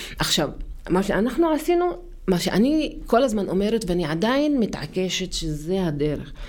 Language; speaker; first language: Hebrew; non-native, local second language; Arabic